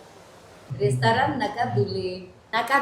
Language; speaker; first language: Russian; non-native, fluent; Georgian